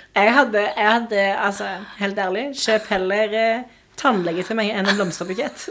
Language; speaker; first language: Norwegian; native; Norwegian